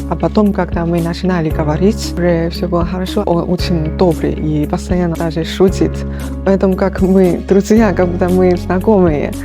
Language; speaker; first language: Russian; non-native, fluent; Chinese